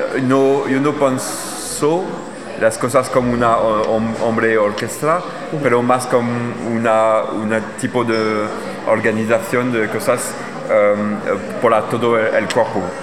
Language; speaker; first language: Spanish; non-native, learner; French